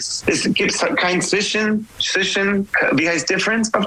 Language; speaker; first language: German; non-native, learner; English